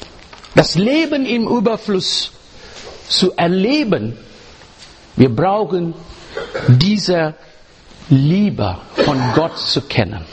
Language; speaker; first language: German; non-native, learner; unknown